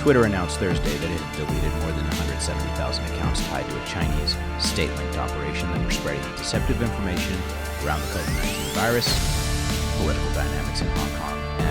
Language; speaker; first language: English; native; English